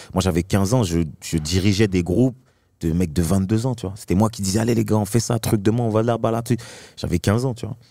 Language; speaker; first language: French; native; French